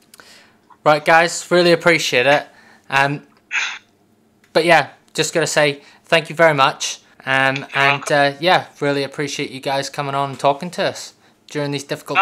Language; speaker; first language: English; native; English